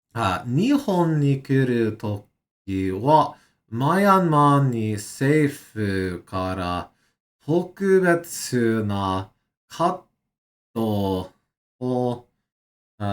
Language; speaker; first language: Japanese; non-native, learner; English